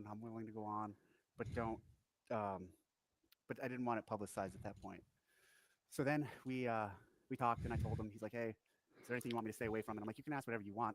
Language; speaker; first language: English; native; English